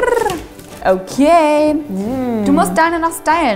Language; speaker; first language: German; native; German